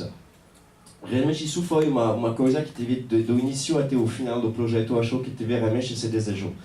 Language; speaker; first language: Portuguese; non-native, fluent; French